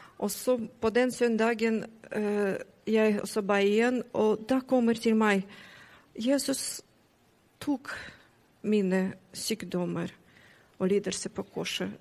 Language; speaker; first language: Norwegian; non-native, learner; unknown